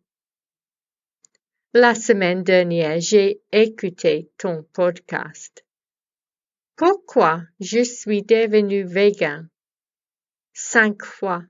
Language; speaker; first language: French; non-native, learner; English